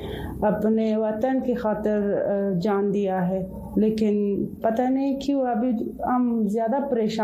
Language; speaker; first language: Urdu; non-native, learner; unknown